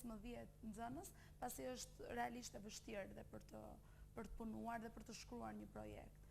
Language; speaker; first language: Albanian; native; Albanian